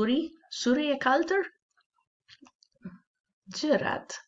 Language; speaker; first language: Albanian; non-native, learner; English